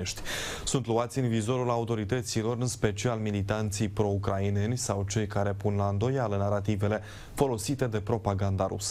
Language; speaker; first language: Romanian; native; Romanian